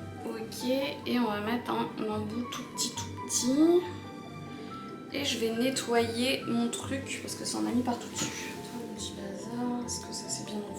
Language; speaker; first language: French; native; French